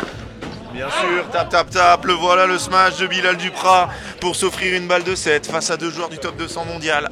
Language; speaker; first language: French; native; French